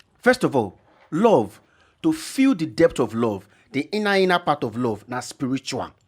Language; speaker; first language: Nigerian Pidgin; non-native, local second language; Yoruba